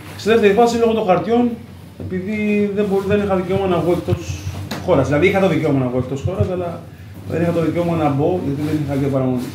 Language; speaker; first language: Greek; early bilingual, other home language; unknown